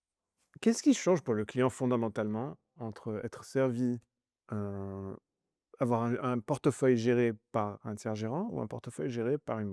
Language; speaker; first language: French; native; French